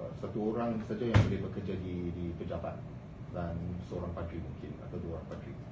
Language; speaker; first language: Malay; non-native, local second language; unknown